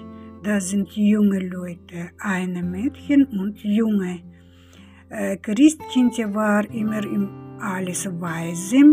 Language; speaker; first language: German; early bilingual, heritage; German